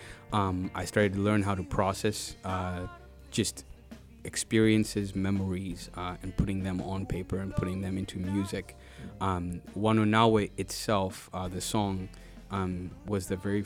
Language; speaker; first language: English; non-native, local second language; Ganda